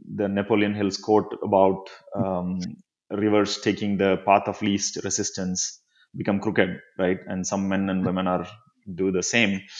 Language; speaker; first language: English; non-native, local second language; Tamil